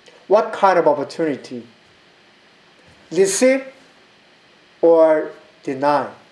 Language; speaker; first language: English; non-native, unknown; Korean